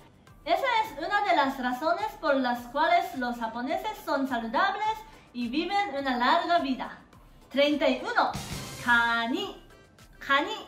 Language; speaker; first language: Spanish; non-native, fluent; Japanese